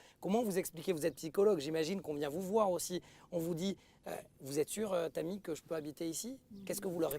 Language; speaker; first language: French; native; French